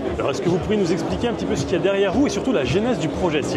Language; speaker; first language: French; native; French